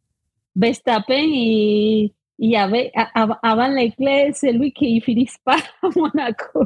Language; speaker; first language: French; non-native, fluent; Spanish